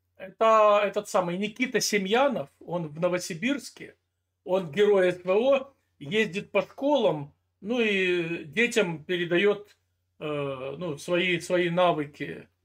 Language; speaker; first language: Russian; native; Russian